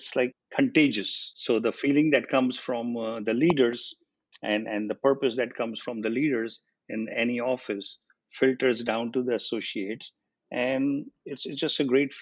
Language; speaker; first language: English; non-native, local second language; Gujarati